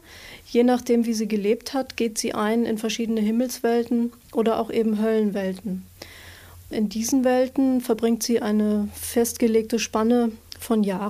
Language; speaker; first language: German; native; German